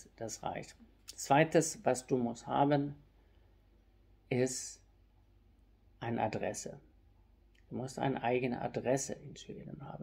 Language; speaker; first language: German; non-native, fluent; Swedish